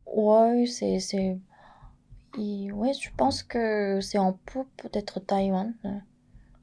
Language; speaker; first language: French; non-native, fluent; Korean